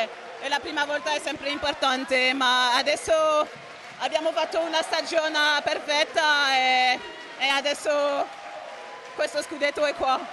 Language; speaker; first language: Italian; non-native, learner; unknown